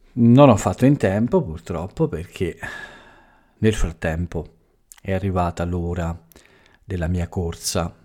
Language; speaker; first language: Italian; native; Italian